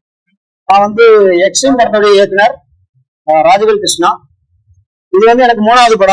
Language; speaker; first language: Tamil; native; Tamil